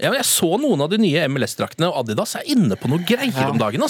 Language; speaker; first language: Norwegian; native; Norwegian